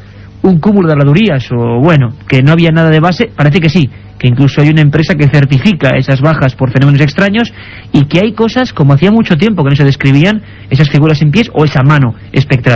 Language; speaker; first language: Spanish; native; Spanish